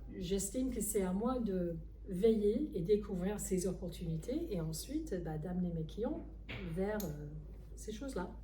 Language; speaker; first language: French; non-native, fluent; English